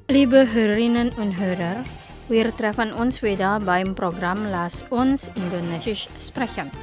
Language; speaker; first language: German; non-native, fluent; Indonesian